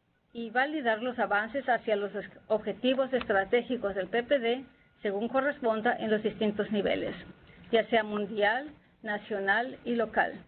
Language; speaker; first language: Spanish; native; Spanish